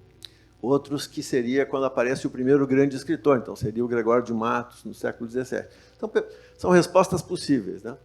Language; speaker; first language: Portuguese; native; Portuguese